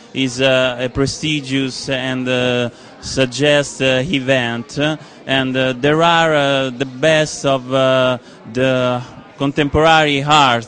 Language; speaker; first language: English; non-native, fluent; Italian